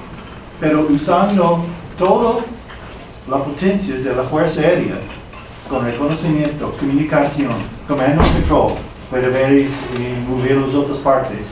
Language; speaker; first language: Spanish; non-native, fluent; English